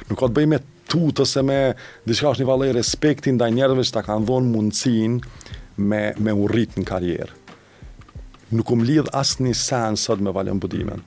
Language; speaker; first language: Albanian; native; Albanian